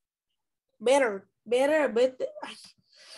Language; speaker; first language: English; non-native, learner; Spanish